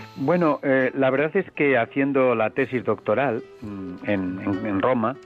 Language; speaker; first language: Spanish; native; Spanish